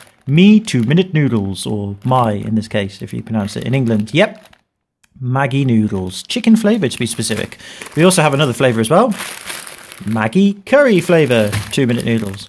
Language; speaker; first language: English; native; English